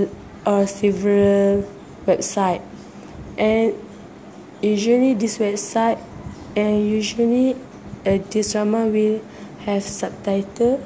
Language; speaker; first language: English; non-native, learner; Malay